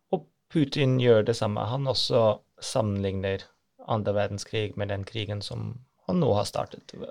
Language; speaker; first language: Norwegian; non-native, fluent; German